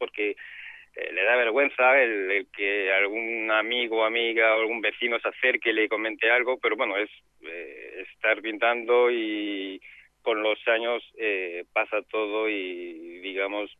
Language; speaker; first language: Spanish; native; Spanish